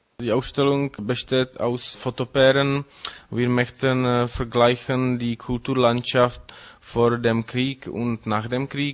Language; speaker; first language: German; non-native, learner; Czech